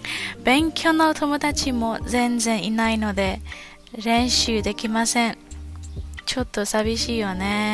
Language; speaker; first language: Japanese; non-native, learner; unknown